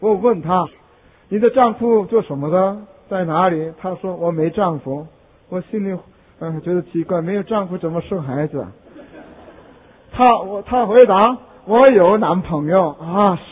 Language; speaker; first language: Chinese; non-native, fluent; Korean